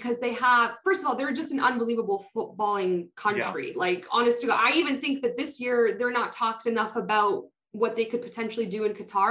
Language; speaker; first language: English; non-native, fluent; Polish